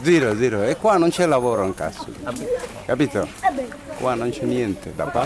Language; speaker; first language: Italian; non-native, learner; Bangla